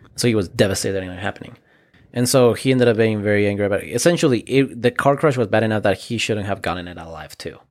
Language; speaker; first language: English; early bilingual, other home language; Spanish